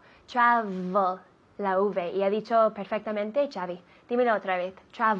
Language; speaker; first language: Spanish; non-native, fluent; English